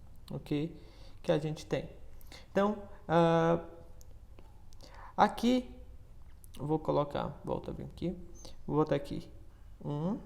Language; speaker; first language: Portuguese; native; Portuguese